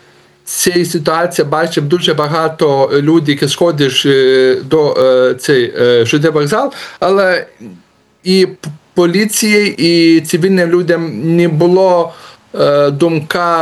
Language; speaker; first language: Ukrainian; non-native, learner; Lithuanian